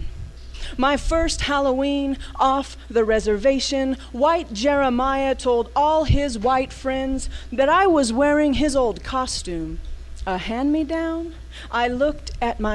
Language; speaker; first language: English; native; English